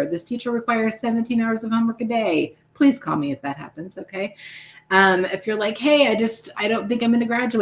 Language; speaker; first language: English; native; English